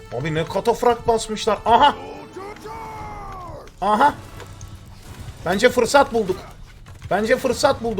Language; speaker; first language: Turkish; native; Turkish